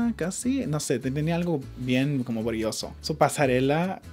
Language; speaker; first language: Spanish; early bilingual, heritage; Spanish